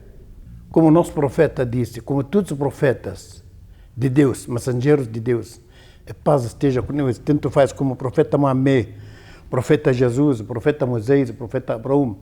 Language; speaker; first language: Portuguese; non-native, learner; Arabic